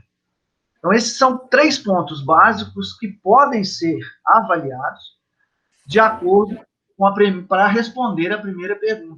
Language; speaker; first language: Portuguese; native; Portuguese